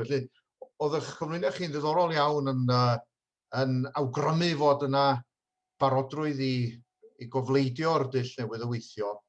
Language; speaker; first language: Welsh; native; Welsh